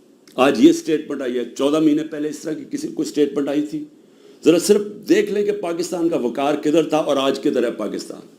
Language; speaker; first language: Urdu; native; Urdu